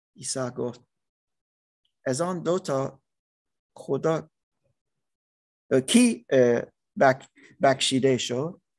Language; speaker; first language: Persian; non-native, learner; English